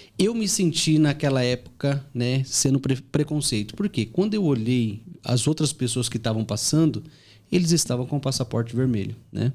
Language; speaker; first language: Portuguese; native; Portuguese